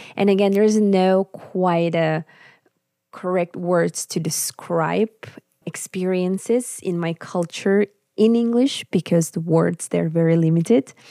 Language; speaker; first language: English; non-native, fluent; Russian